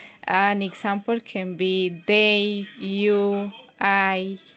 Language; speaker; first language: English; non-native, learner; Spanish